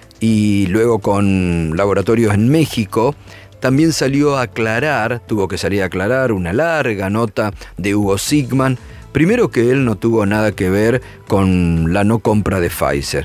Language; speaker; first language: Spanish; native; Spanish